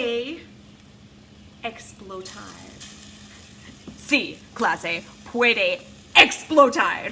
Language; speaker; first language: Spanish; non-native, fluent; English